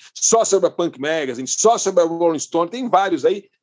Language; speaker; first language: Portuguese; non-native, fluent; English